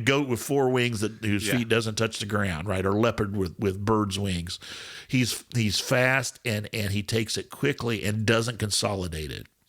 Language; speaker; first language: English; native; English